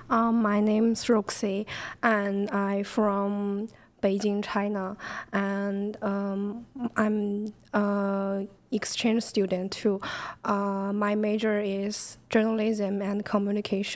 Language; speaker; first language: English; non-native, learner; Chinese